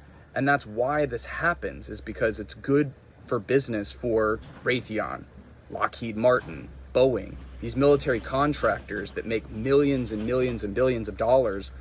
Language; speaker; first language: English; native; English